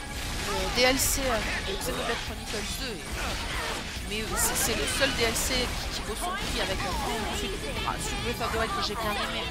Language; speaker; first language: French; native; French